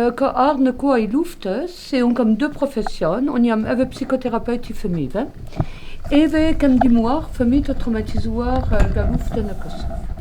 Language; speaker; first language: Albanian; non-native, learner; French